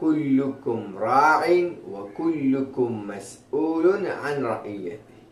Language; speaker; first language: Arabic; non-native, fluent; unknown